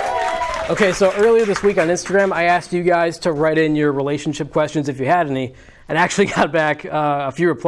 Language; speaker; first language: English; native; English